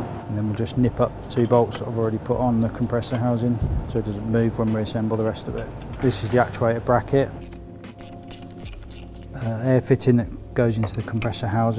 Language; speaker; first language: English; native; English